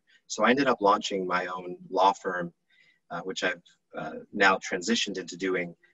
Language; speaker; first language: English; native; English